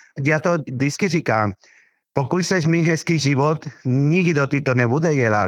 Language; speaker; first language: Czech; non-native, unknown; Spanish